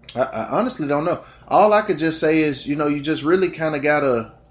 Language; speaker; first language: English; native; English